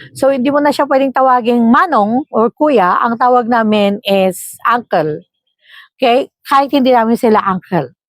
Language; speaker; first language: Filipino; non-native, local second language; Iloko